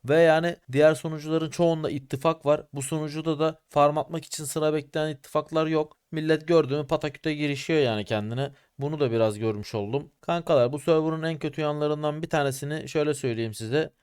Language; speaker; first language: Turkish; native; Turkish